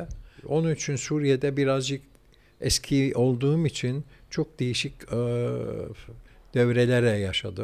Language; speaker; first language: Turkish; early bilingual, heritage; Turkish